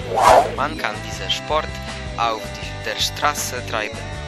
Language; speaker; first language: German; non-native, learner; Polish